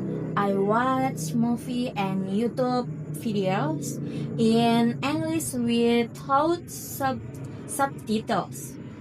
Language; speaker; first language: English; non-native, learner; Indonesian